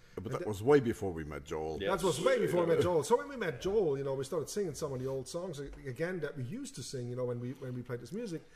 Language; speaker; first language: English; non-native, fluent; German